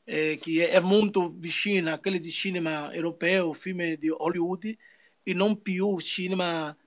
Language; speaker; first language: Italian; non-native, learner; Portuguese